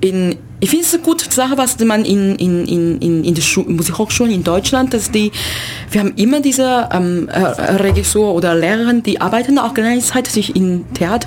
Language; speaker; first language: German; non-native, learner; Chinese